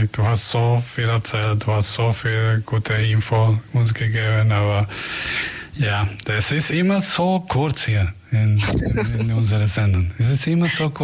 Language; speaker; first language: German; non-native, fluent; Spanish